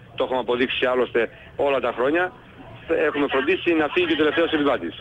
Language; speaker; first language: Greek; early bilingual, heritage; English